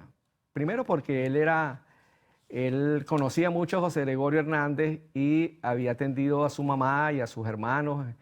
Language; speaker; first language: Spanish; native; Spanish